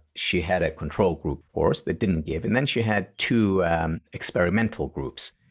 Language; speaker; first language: English; non-native, fluent; Hebrew